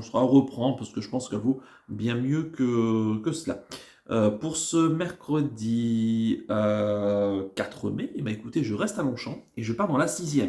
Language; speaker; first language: French; native; French